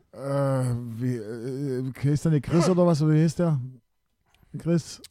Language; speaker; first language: German; native; German